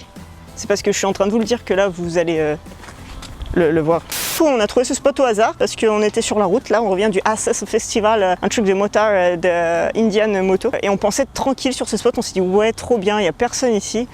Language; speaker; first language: French; native; French